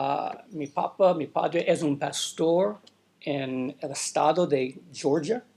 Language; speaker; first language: Spanish; non-native, learner; English